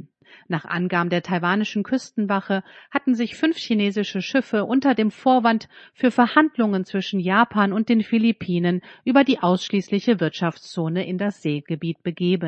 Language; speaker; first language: German; native; German